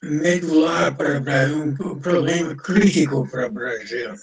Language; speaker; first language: Portuguese; non-native, fluent; English